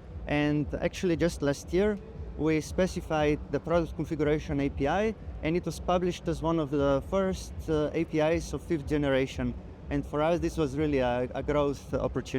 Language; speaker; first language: English; non-native, fluent; Slovenian